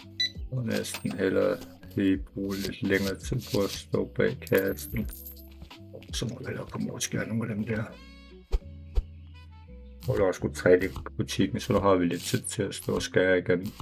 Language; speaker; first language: Danish; native; Danish